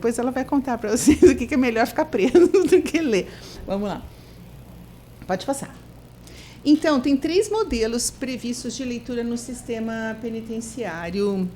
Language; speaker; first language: Portuguese; native; Portuguese